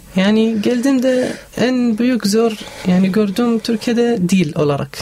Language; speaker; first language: Turkish; non-native, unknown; Arabic